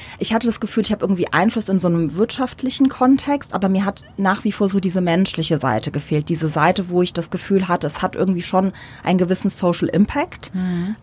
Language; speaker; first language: German; early bilingual, other home language; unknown